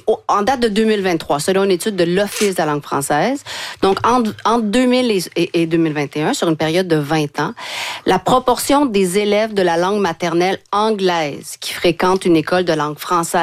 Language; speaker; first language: French; native; French